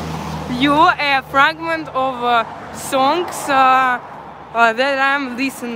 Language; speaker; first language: English; non-native, learner; Russian